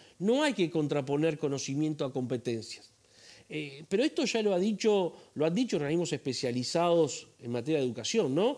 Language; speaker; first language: Spanish; native; Spanish